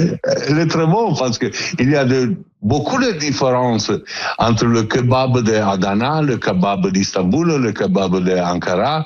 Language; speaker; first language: French; non-native, learner; Italian